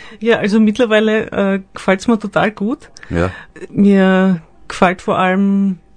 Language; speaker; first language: German; native; German